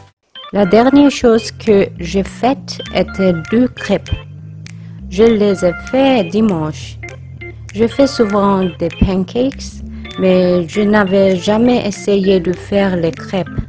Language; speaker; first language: French; non-native, learner; Korean